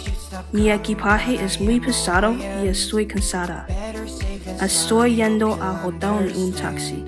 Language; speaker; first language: Spanish; non-native, learner; English